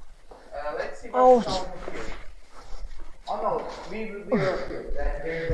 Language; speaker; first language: English; non-native, fluent; Croatian